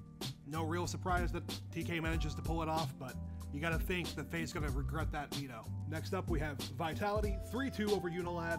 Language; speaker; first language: English; native; English